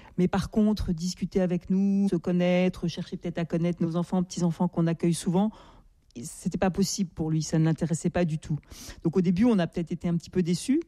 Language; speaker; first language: French; native; French